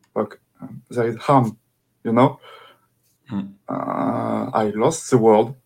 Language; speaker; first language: English; non-native, fluent; French